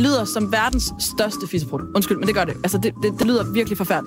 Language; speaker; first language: Danish; native; Danish